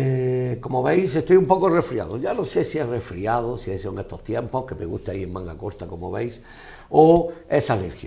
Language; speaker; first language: Spanish; native; Spanish